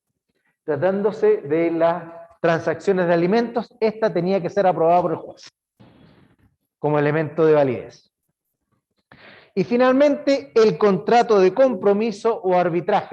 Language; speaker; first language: Spanish; native; Spanish